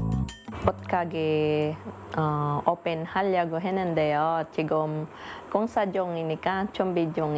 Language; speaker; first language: Korean; non-native, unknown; Filipino